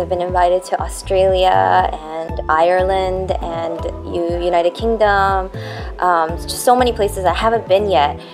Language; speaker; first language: English; early bilingual, other home language; Korean